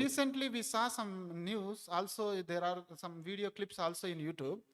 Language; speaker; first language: English; non-native, local second language; Telugu